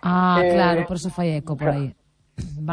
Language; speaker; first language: Spanish; non-native, local second language; Galician